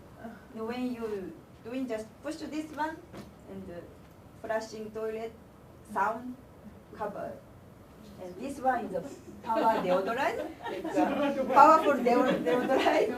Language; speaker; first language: English; non-native, learner; Japanese